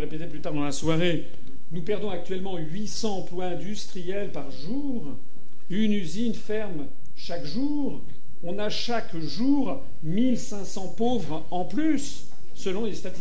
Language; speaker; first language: French; native; French